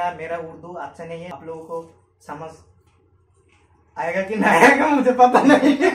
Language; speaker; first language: Hindi; non-native, learner; Bangla